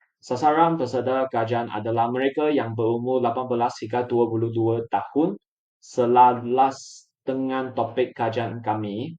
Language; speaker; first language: Malay; non-native, local second language; Chinese